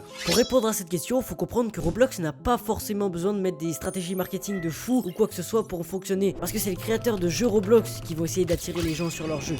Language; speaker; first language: French; native; French